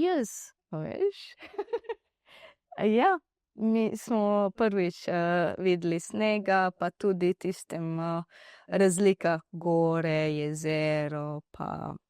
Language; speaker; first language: Slovenian; non-native, learner; Divehi